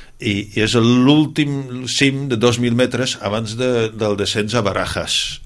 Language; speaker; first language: Catalan; non-native, fluent; Dutch